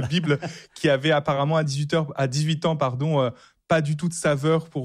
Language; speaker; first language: French; native; French